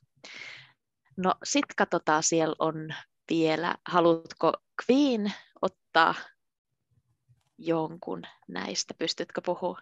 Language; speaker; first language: Finnish; native; Finnish